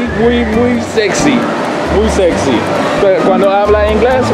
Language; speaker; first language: Spanish; non-native, learner; English